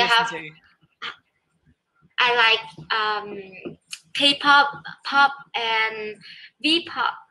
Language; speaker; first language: English; non-native, learner; Vietnamese